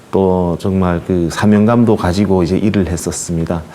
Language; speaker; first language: Korean; native; Korean